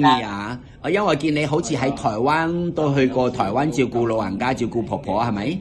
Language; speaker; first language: Cantonese; native; Cantonese